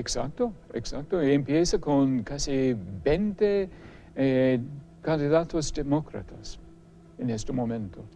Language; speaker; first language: Spanish; non-native, fluent; English